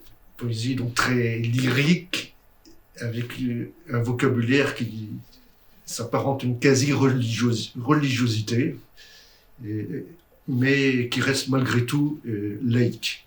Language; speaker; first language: French; native; French